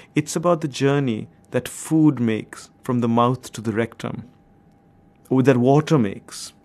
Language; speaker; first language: English; non-native, local second language; Bangla